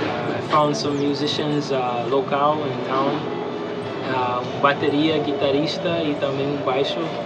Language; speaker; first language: Portuguese; non-native, learner; English